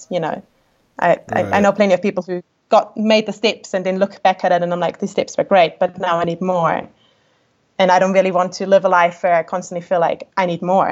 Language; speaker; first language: English; non-native, fluent; German